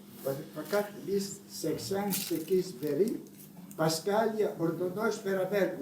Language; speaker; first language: Turkish; non-native, learner; Italian